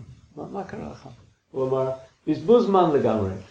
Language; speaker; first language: Hebrew; non-native, fluent; English